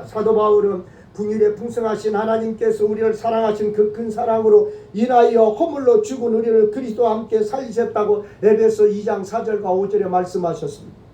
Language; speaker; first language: Korean; native; Korean